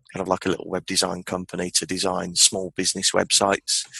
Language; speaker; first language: English; native; English